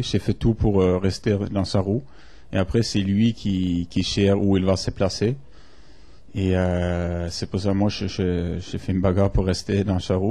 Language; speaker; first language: French; non-native, fluent; Norwegian